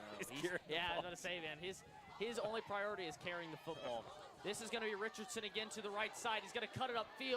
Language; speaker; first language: English; native; English